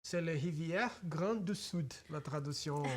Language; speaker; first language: French; non-native, fluent; Portuguese